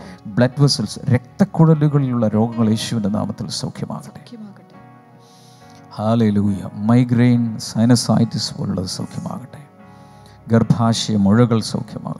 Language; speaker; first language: Malayalam; native; Malayalam